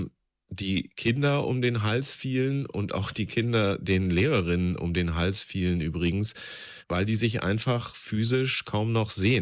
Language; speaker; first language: German; native; German